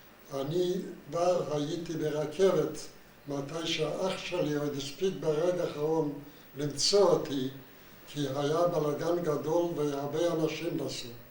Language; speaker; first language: Hebrew; non-native, fluent; Yiddish